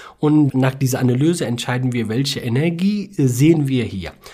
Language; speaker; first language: German; non-native, learner; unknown